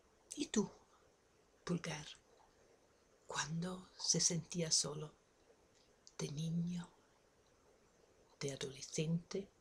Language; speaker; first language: Spanish; non-native, fluent; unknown